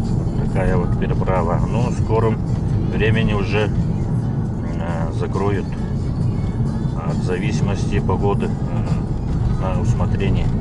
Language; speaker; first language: Russian; non-native, local second language; Yakut